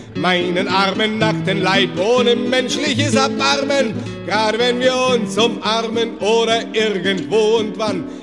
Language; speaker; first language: German; native; German